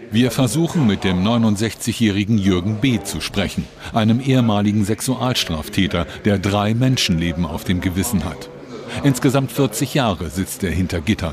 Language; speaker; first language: German; native; German